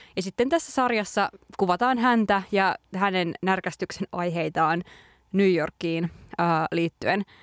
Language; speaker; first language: Finnish; native; Finnish